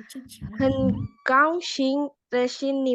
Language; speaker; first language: Chinese; non-native, learner; Indonesian